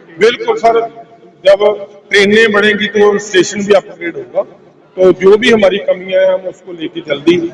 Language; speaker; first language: Hindi; non-native, local second language; Punjabi